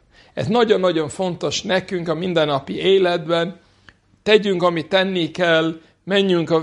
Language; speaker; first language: Hungarian; non-native, fluent; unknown